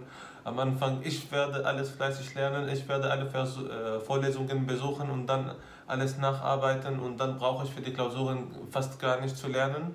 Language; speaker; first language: German; non-native, fluent; Arabic